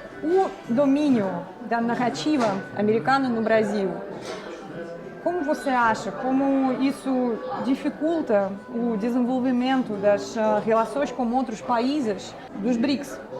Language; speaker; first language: Portuguese; non-native, fluent; Russian